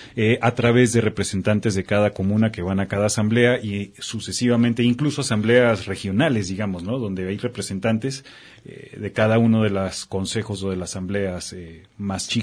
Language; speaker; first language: Spanish; native; Spanish